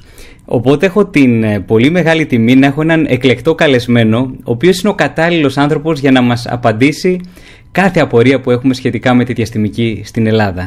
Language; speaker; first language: Greek; native; Greek